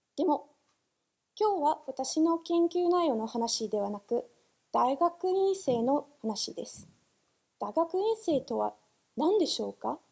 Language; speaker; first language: Japanese; non-native, fluent; English